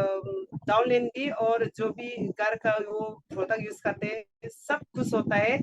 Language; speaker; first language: Hindi; non-native, local second language; Garo